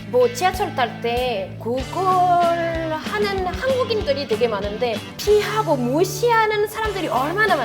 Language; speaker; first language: Korean; non-native, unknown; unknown